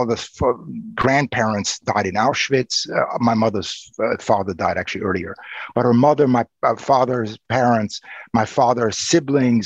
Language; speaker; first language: English; non-native, fluent; Romanian